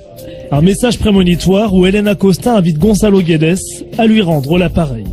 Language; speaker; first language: French; native; French